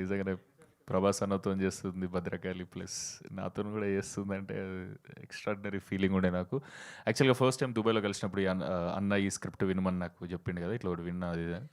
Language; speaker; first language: Telugu; native; Telugu